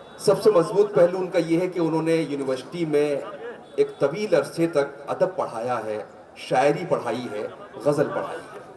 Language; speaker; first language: Urdu; native; Urdu